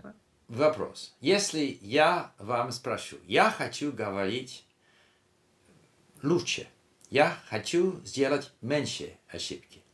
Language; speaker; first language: Russian; non-native, learner; English